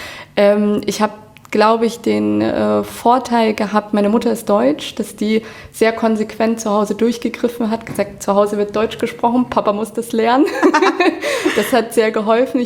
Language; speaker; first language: German; native; German